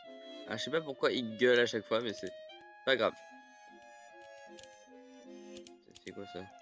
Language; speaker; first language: French; native; French